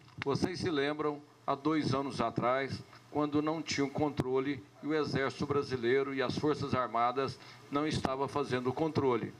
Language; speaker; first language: Portuguese; native; Portuguese